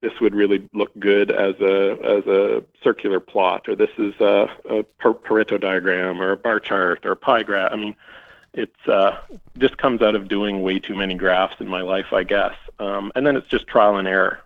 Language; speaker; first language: English; native; English